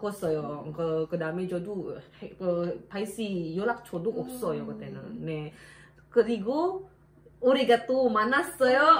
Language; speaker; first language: Korean; non-native, learner; Indonesian